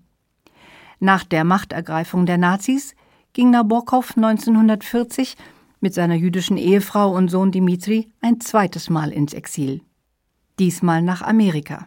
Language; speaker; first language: German; native; German